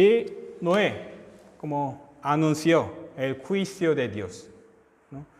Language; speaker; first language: Spanish; non-native, fluent; Korean